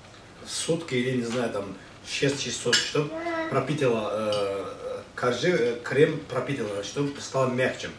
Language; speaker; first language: Russian; non-native, learner; Azerbaijani